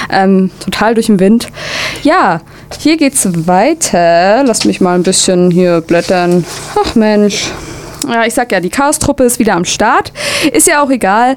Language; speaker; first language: German; native; German